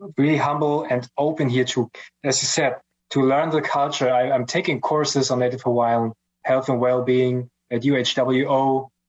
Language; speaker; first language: English; non-native, fluent; German